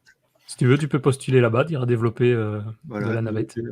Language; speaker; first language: French; native; French